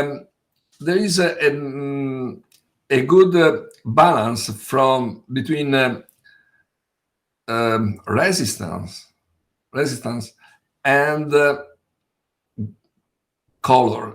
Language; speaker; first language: English; non-native, fluent; Italian